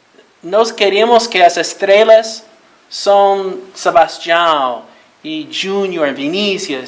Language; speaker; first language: Portuguese; non-native, learner; Spanish